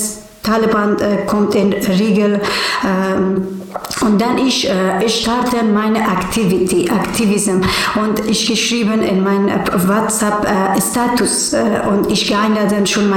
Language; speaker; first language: German; non-native, learner; Persian